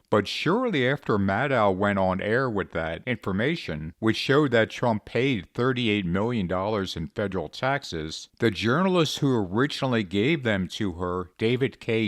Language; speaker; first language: English; native; English